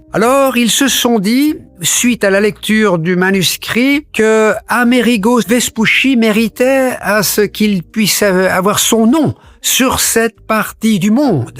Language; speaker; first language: French; native; French